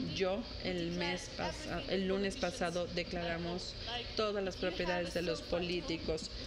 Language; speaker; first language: Spanish; non-native, fluent; Ukrainian